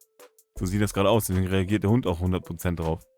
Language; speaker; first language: German; native; German